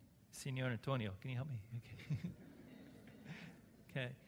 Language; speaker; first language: English; native; English